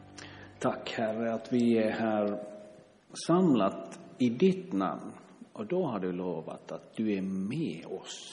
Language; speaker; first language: Swedish; non-native, fluent; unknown